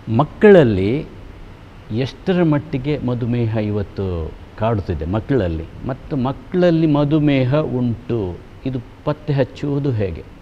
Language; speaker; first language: Kannada; non-native, local second language; Konkani